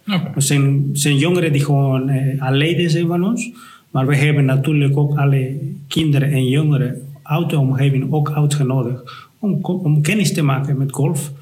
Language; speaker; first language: Dutch; non-native, fluent; Spanish